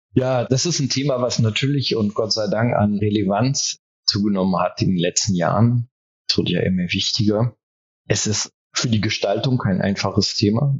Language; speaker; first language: German; early bilingual, heritage; French